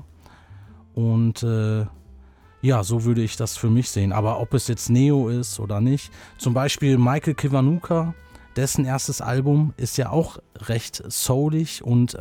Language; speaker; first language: German; native; German